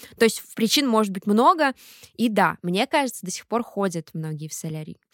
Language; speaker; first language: Russian; native; Russian